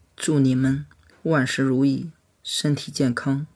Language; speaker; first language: Chinese; native; Chinese